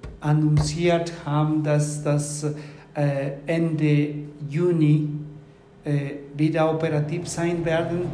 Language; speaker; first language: German; non-native, fluent; Spanish